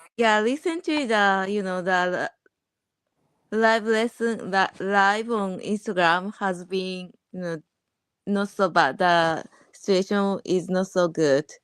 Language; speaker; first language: English; non-native, learner; Japanese